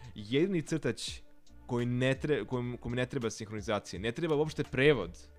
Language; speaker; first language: Serbian; early bilingual, heritage; Serbian